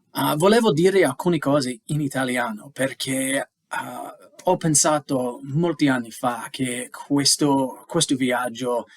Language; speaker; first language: Italian; non-native, learner; English